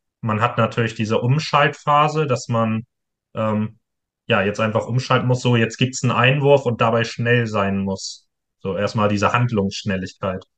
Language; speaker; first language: German; native; German